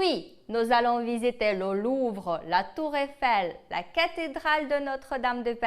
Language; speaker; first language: French; non-native, fluent; Ukrainian